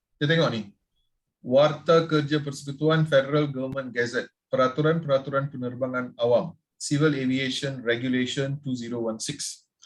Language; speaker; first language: Malay; non-native, local second language; Tamil